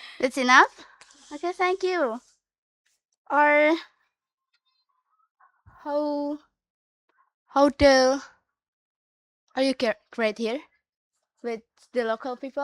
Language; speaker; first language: English; non-native, learner; Indonesian